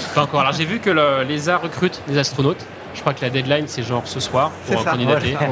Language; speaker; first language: French; native; French